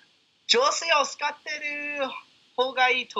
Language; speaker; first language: Japanese; non-native, learner; English